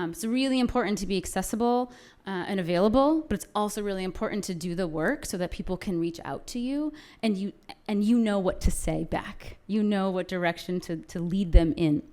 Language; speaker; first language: English; native; English